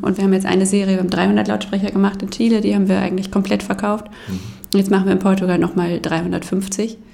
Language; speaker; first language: German; native; German